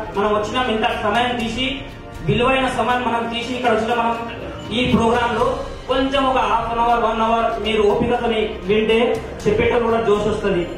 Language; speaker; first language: Telugu; non-native, local second language; Urdu